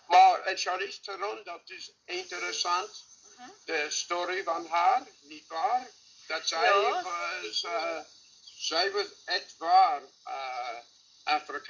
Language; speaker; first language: Dutch; non-native, learner; English